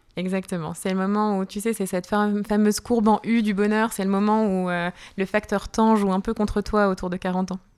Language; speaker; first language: French; native; French